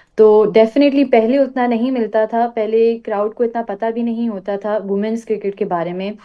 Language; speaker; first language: Urdu; native; Urdu